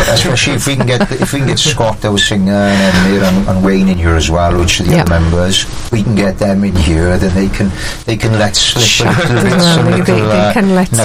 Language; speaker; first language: English; native; English